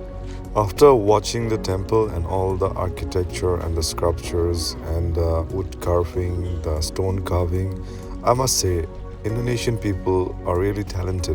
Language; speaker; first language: English; non-native, local second language; Assamese